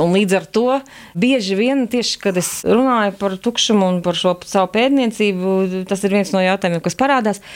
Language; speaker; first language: Latvian; native; Latvian